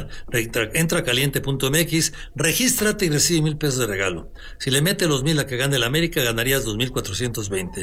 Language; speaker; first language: Spanish; native; Spanish